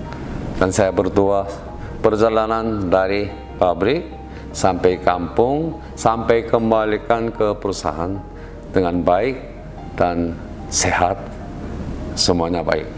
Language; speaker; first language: Indonesian; non-native, learner; Korean